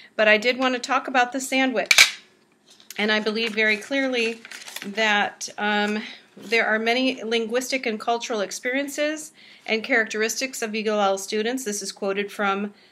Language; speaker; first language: English; native; English